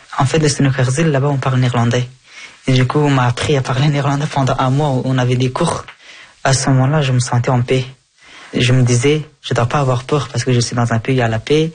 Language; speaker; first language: French; early bilingual, other home language; Persian